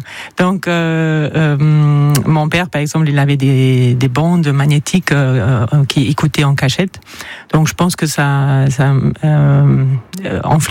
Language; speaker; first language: French; non-native, fluent; German